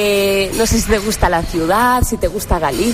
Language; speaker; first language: Spanish; native; Spanish